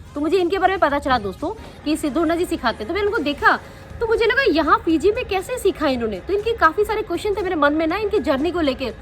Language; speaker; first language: Hindi; native; Hindi